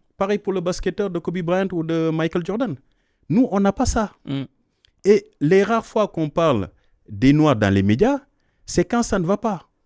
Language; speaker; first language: French; non-native, local second language; Wolof